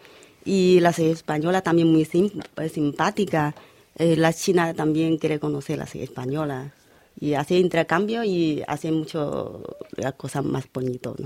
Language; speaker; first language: Spanish; non-native, learner; Chinese